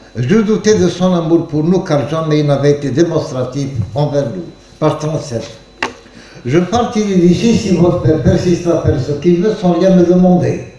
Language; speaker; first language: French; non-native, local second language; Arabic